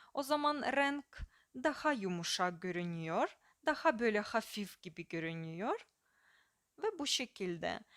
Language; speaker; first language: Turkish; non-native, fluent; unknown